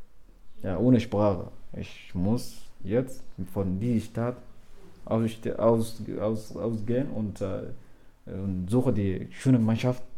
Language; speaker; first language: German; non-native, learner; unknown